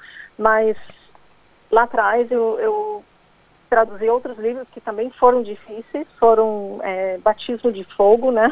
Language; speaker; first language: Portuguese; non-native, fluent; English